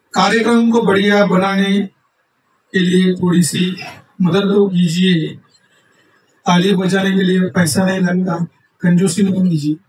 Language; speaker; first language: Hindi; non-native, local second language; Marathi